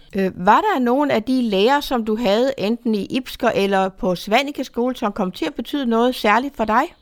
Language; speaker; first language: Danish; native; Danish